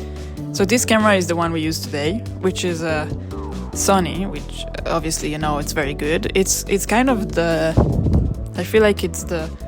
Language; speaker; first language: English; non-native, fluent; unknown